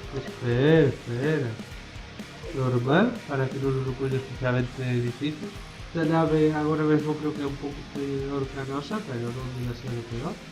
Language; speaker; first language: Galician; non-native, local second language; Spanish